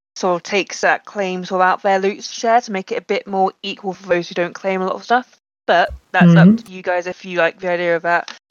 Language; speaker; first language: English; native; English